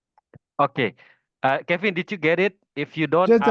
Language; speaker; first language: English; non-native, fluent; Indonesian